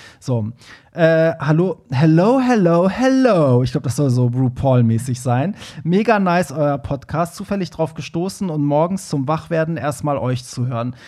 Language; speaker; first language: German; early bilingual, other home language; Persian